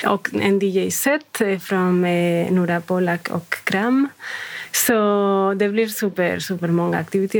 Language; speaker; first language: Swedish; non-native, fluent; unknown